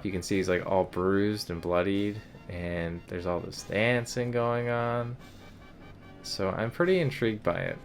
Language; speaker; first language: English; native; English